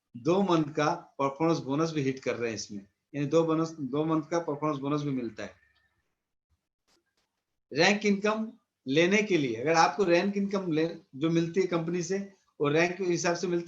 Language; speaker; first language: Hindi; native; Hindi